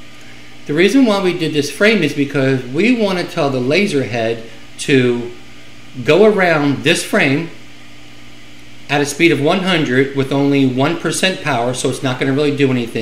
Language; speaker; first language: English; native; English